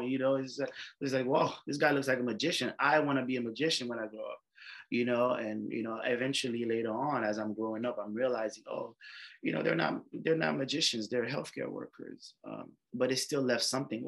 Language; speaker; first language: English; non-native, fluent; French